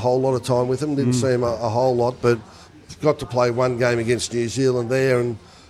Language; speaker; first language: English; native; English